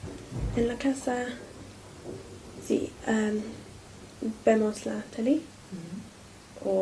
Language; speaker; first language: Spanish; non-native, learner; English